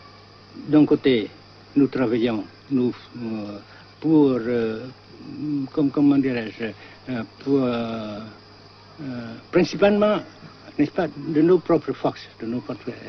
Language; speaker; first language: French; non-native, local second language; Vietnamese